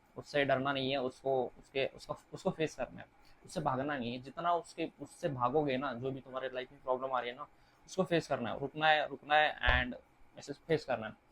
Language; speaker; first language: Hindi; non-native, local second language; Marathi